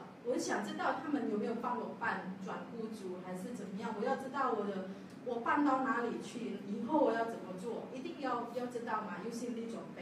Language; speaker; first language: Chinese; non-native, learner; Javanese